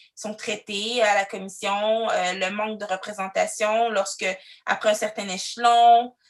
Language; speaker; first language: French; early bilingual, other home language; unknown